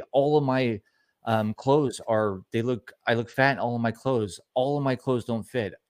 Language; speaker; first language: English; native; English